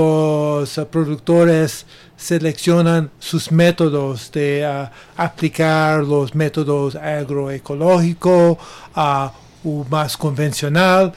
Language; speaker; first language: Spanish; non-native, learner; English